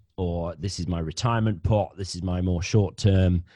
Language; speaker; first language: English; native; English